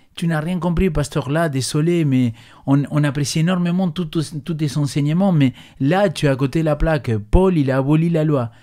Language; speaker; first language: French; non-native, fluent; Spanish